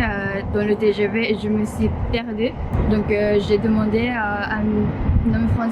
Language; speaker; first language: French; non-native, fluent; Japanese